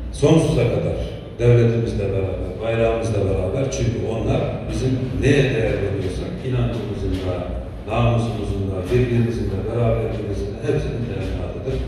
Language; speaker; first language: Turkish; native; Turkish